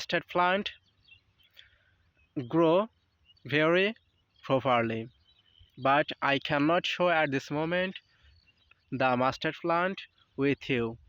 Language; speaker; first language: English; non-native, learner; Bangla